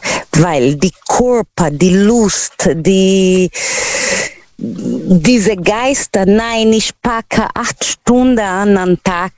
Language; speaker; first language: German; non-native, learner; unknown